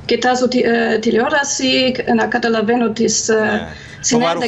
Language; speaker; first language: Greek; non-native, fluent; German